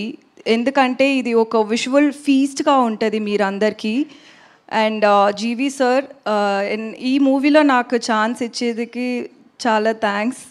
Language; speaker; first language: Telugu; non-native, learner; Tamil